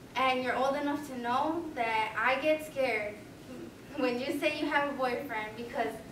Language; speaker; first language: English; native; English